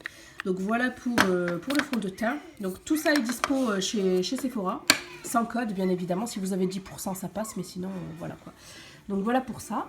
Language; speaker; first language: French; native; French